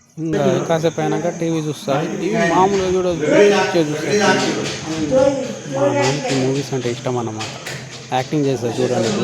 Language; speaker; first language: Telugu; non-native, local second language; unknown